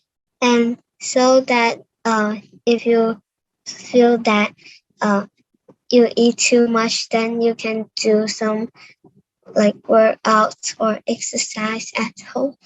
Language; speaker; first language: English; non-native, learner; Cantonese